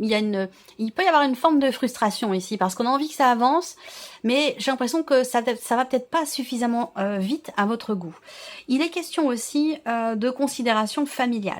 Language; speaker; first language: French; native; French